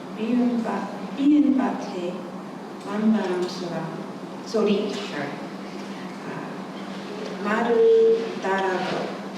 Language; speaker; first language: Korean; non-native, learner; English